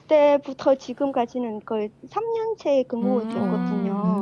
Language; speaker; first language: Korean; non-native, fluent; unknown